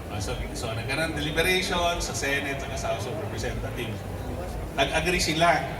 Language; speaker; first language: Filipino; non-native, local second language; Iloko